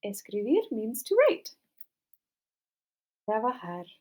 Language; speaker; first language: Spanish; non-native, fluent; English